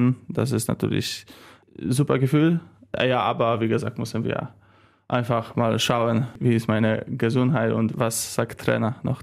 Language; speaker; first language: German; non-native, learner; Polish